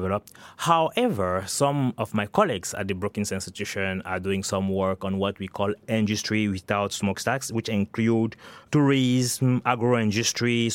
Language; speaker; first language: English; non-native, local second language; French